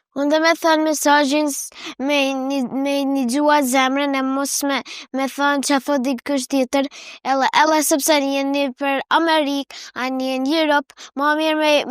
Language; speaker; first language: Albanian; early bilingual, heritage; Albanian